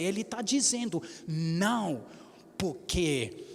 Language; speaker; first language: Portuguese; non-native, fluent; English